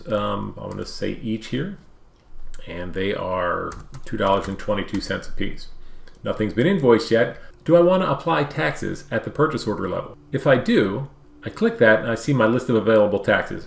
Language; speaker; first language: English; native; English